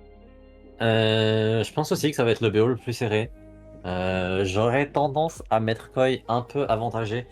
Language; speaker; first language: French; native; French